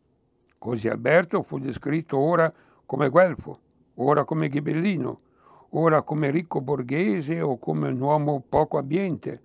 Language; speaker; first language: Italian; native; Italian